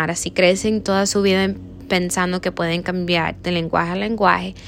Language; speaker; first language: Spanish; early bilingual, heritage; Spanish